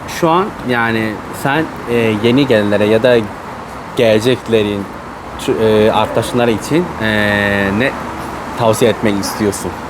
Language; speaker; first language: Turkish; non-native, learner; Chinese